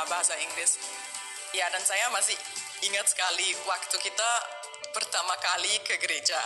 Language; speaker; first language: Indonesian; non-native, fluent; German